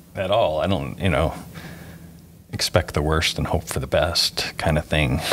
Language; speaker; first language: English; native; English